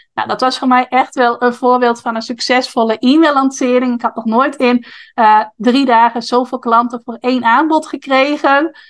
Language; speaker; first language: Dutch; native; Dutch